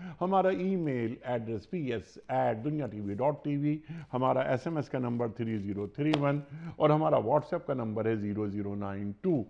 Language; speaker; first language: Urdu; native; Urdu